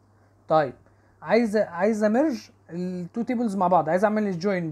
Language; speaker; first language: Arabic; native; Arabic